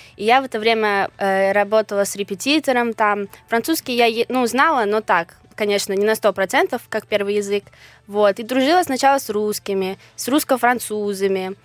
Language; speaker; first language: Russian; native; Russian